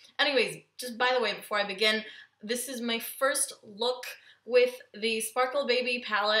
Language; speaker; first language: English; early bilingual, other home language; Romanian